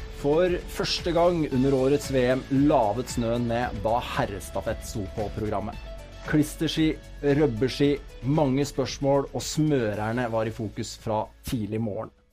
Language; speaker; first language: Norwegian; native; Norwegian